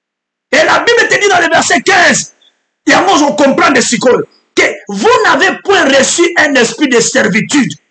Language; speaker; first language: French; non-native, local second language; Lingala